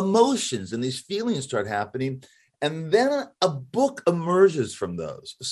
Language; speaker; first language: English; native; English